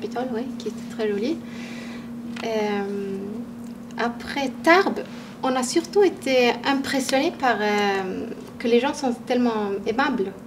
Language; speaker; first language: French; non-native, fluent; Swedish